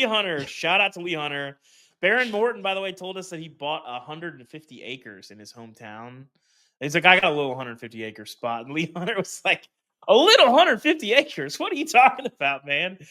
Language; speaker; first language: English; native; English